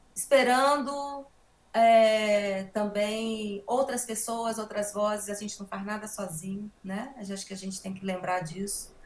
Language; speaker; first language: Portuguese; native; Portuguese